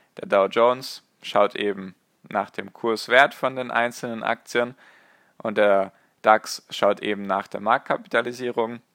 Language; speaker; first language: German; native; German